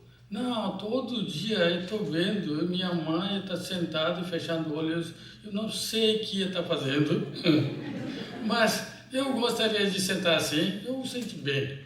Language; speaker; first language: Portuguese; non-native, fluent; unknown